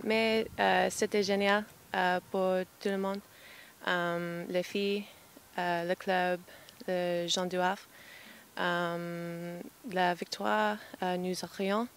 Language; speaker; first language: French; non-native, fluent; English